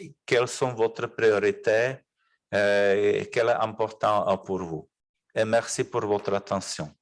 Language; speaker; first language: French; non-native, fluent; Czech